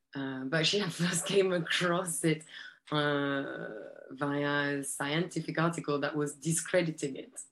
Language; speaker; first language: English; non-native, fluent; French